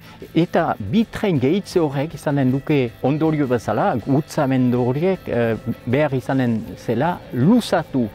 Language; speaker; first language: Basque; native; Basque